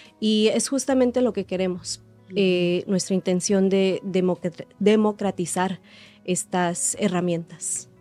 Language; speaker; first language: Spanish; early bilingual, heritage; Spanish